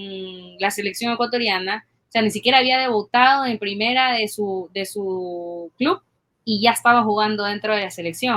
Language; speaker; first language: Spanish; native; Spanish